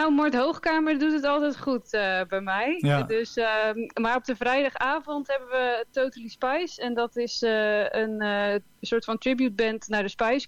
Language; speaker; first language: Dutch; native; Dutch